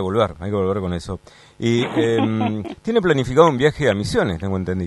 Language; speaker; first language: Spanish; native; Spanish